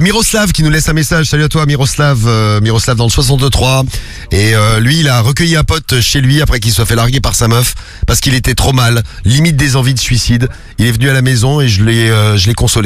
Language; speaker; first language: French; native; French